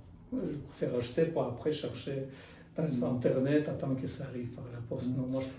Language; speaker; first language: French; non-native, fluent; Russian